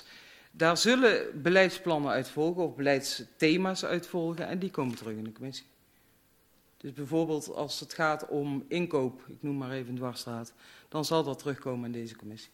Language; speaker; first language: Dutch; native; Dutch